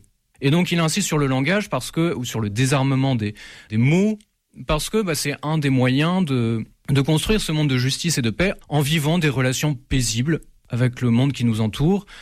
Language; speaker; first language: French; native; French